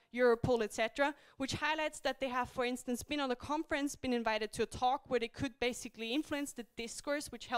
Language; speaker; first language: English; non-native, fluent; German